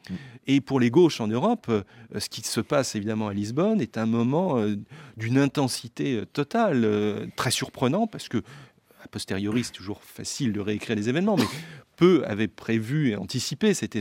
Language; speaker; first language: French; native; French